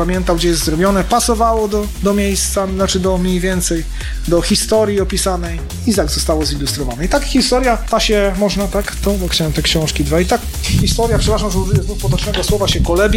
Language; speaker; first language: Polish; native; Polish